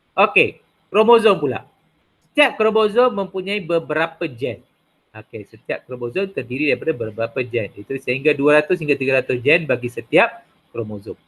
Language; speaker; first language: Malay; non-native, local second language; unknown